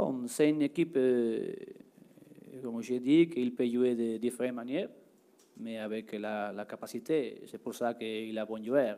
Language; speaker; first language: French; non-native, learner; Spanish